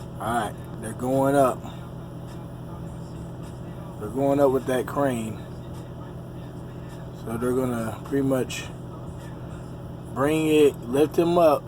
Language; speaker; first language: English; native; English